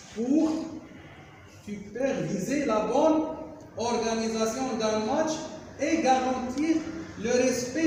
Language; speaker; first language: French; non-native, local second language; Arabic